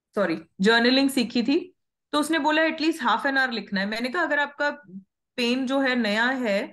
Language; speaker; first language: Hindi; non-native, local second language; Punjabi